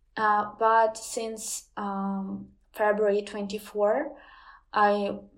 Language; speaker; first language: English; non-native, fluent; Ukrainian